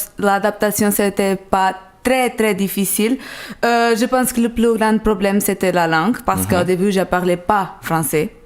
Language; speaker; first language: French; non-native, learner; Portuguese